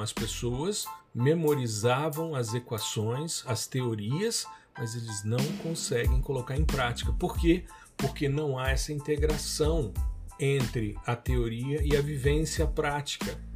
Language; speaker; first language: Portuguese; native; Portuguese